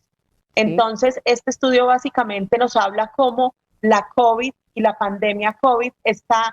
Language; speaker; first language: Spanish; native; Spanish